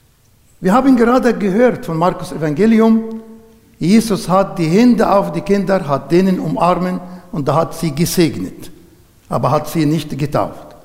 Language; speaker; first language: German; non-native, learner; Arabic